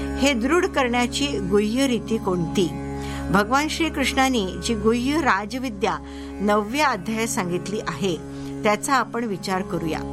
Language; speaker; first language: Marathi; native; Marathi